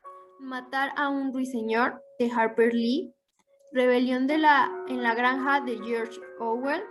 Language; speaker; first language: Spanish; native; Spanish